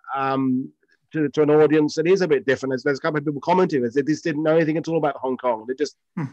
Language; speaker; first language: English; native; English